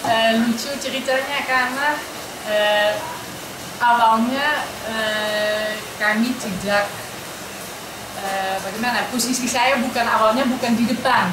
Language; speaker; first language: Indonesian; non-native, fluent; Dutch